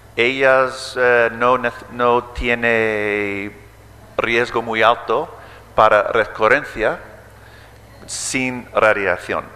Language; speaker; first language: Spanish; early bilingual, heritage; English